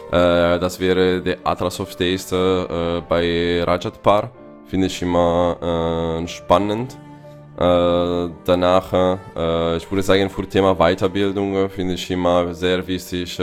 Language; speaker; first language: German; non-native, fluent; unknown